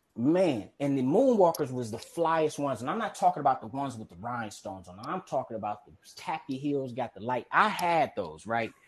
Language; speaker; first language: English; native; English